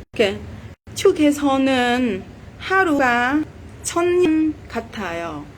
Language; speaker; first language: Korean; non-native, learner; Vietnamese